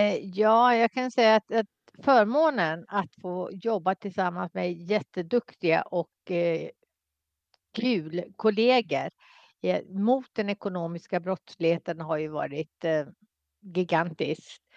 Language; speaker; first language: Swedish; native; Swedish